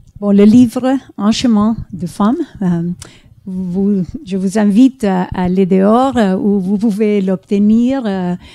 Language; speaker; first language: French; non-native, fluent; Spanish